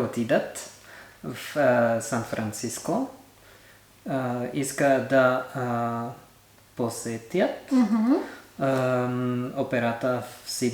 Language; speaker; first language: Bulgarian; non-native, learner; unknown